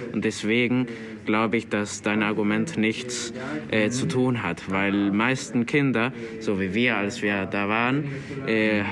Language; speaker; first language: German; non-native, learner; Spanish